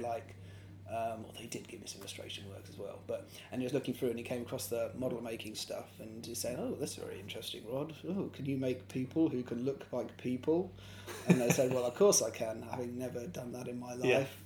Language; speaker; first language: English; native; English